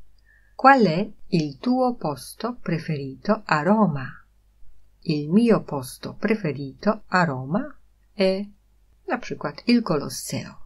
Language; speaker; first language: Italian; non-native, fluent; Polish